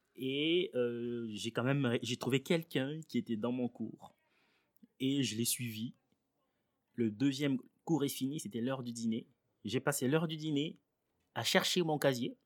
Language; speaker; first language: French; early bilingual, other home language; Swahili